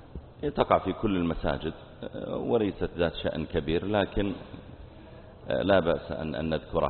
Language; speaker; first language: Arabic; native; Arabic